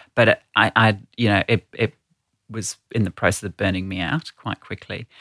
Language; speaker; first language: English; native; English